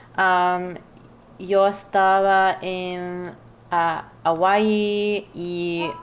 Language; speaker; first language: Spanish; non-native, learner; English